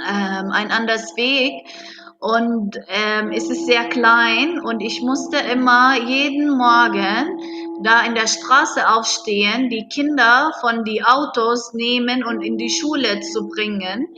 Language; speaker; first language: German; non-native, fluent; Arabic